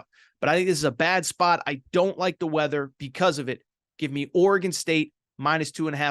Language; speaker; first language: English; native; English